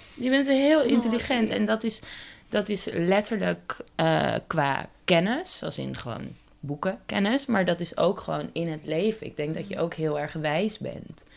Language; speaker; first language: Dutch; native; Dutch